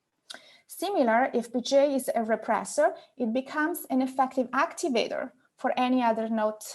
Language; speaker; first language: English; non-native, fluent; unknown